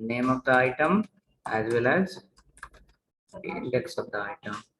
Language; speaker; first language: English; non-native, local second language; Telugu